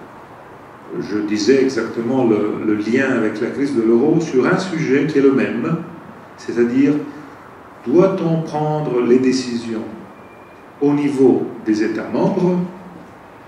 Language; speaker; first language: French; non-native, fluent; Italian